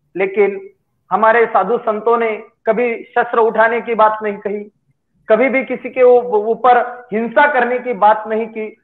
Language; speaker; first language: Hindi; non-native, local second language; Marathi